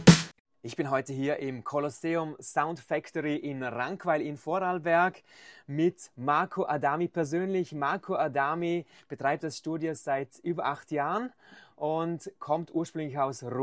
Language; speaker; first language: German; native; German